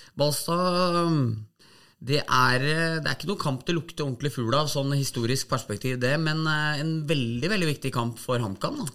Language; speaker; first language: Norwegian; native; Norwegian